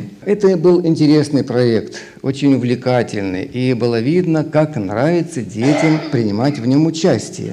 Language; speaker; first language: Russian; native; Russian